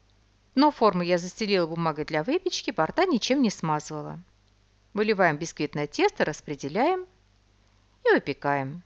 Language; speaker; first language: Russian; native; Russian